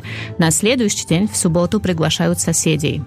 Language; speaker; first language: Russian; non-native, fluent; Polish